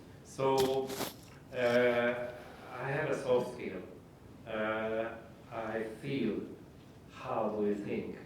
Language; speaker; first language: English; non-native, learner; Hungarian